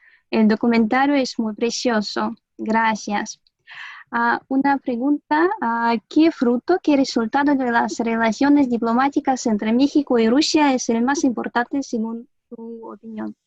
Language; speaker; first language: Spanish; non-native, fluent; Russian